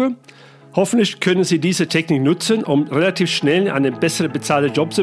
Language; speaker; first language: German; non-native, fluent; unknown